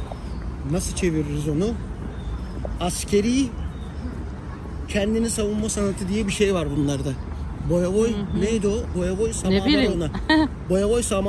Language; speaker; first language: Turkish; native; Turkish